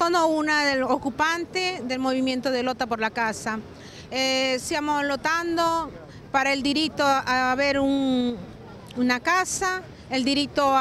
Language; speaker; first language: Italian; non-native, fluent; Spanish